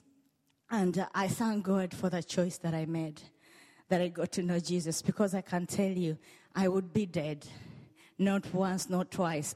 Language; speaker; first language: English; non-native, local second language; Ganda